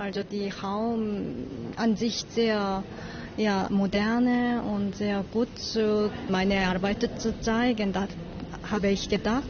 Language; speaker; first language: German; non-native, learner; Korean